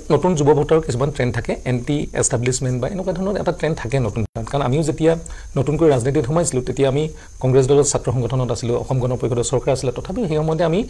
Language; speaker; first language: Assamese; native; Assamese